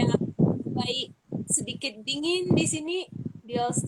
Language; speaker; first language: Indonesian; non-native, fluent; English